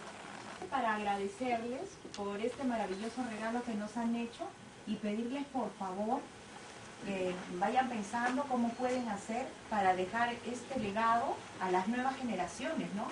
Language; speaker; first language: Spanish; native; Spanish